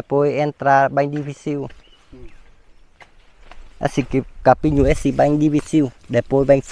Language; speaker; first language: Portuguese; non-native, learner; Vietnamese